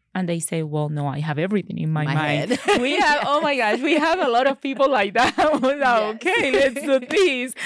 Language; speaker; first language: English; non-native, fluent; Spanish